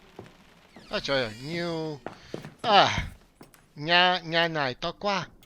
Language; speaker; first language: Vietnamese; non-native, learner; English